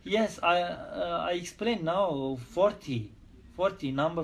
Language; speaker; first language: English; non-native, learner; Turkish